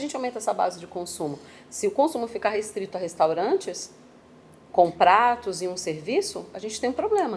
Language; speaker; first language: Portuguese; native; Portuguese